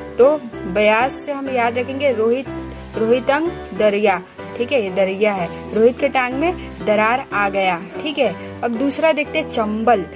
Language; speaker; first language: Hindi; native; Hindi